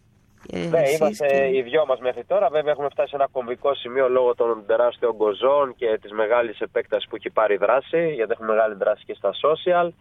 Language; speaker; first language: Greek; native; Greek